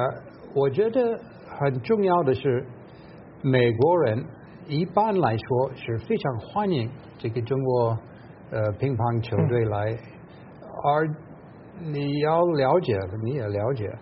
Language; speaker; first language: Chinese; non-native, fluent; English